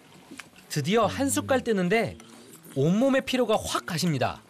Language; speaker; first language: Korean; native; Korean